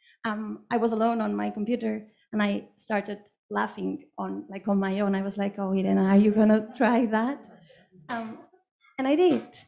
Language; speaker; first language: English; non-native, fluent; Catalan